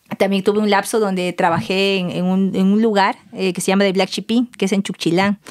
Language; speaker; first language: Spanish; native; Spanish